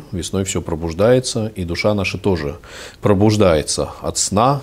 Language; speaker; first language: Russian; native; Russian